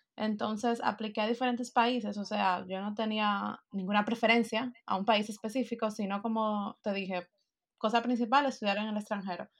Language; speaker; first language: Spanish; native; Spanish